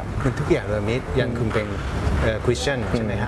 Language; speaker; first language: Thai; native; Thai